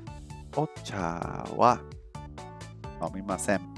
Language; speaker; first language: Japanese; non-native, learner; English